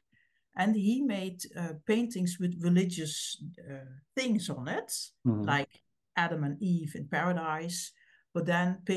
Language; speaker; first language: English; non-native, fluent; Dutch